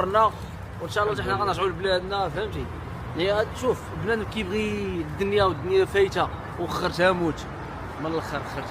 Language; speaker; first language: Arabic; native; Arabic